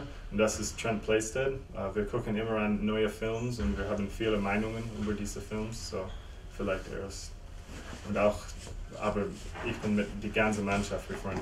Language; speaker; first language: German; non-native, fluent; English